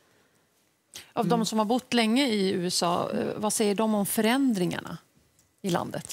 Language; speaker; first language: Swedish; native; Swedish